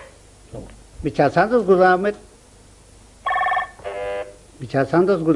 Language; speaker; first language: German; non-native, learner; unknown